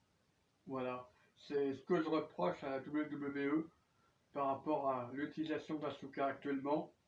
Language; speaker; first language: French; native; French